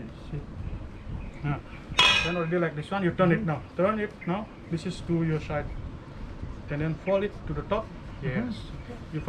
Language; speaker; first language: English; non-native, learner; Indonesian